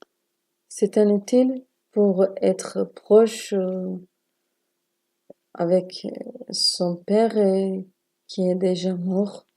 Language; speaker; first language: French; non-native, learner; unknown